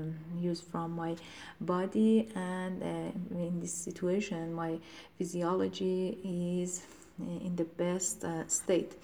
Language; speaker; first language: English; non-native, learner; Persian